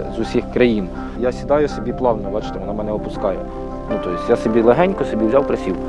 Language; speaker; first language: Ukrainian; native; Ukrainian